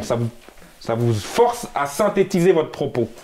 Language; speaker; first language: French; native; French